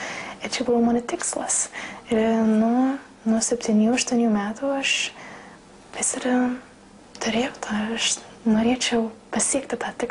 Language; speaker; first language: Lithuanian; early bilingual, heritage; English